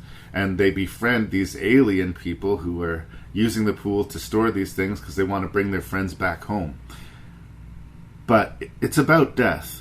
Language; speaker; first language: English; native; English